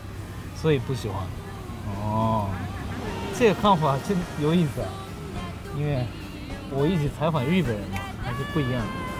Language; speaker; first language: Chinese; non-native, fluent; Japanese